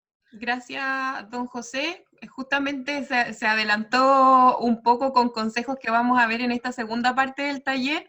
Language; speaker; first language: Spanish; native; Spanish